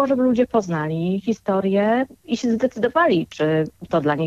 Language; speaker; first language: Polish; native; Polish